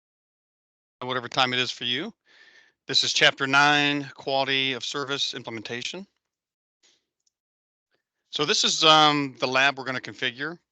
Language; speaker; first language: English; native; English